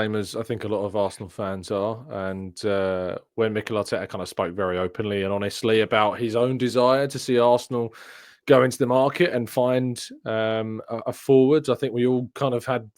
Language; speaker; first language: English; native; English